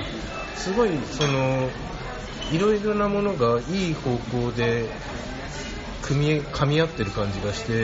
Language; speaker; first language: Japanese; native; Japanese